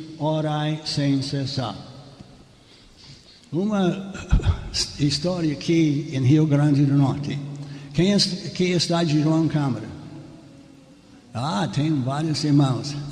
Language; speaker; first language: Portuguese; non-native, fluent; English